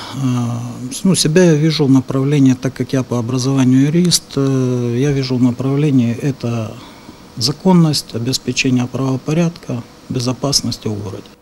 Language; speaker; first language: Russian; native; Russian